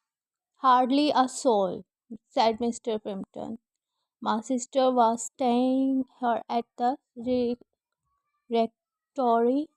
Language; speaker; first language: English; non-native, learner; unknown